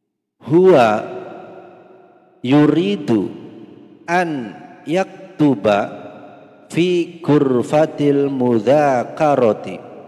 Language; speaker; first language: Arabic; non-native, fluent; Indonesian